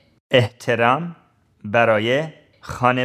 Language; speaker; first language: Persian; non-native, learner; English